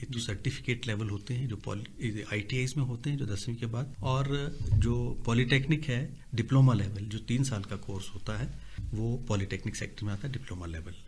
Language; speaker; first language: Urdu; non-native, local second language; Kashmiri